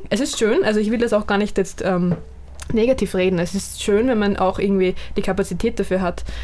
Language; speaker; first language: German; native; German